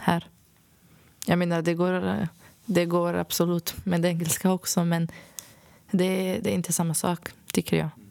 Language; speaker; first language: Swedish; non-native, fluent; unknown